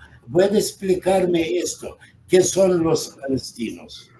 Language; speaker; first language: Spanish; non-native, fluent; Arabic